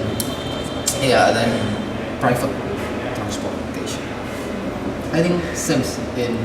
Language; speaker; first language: English; non-native, fluent; Indonesian